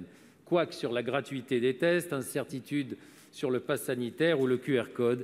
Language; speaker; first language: French; native; French